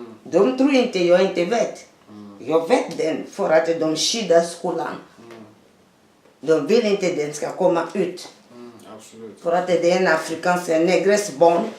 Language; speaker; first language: Swedish; non-native, fluent; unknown